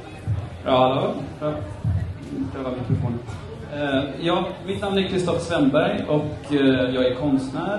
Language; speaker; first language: Swedish; native; Swedish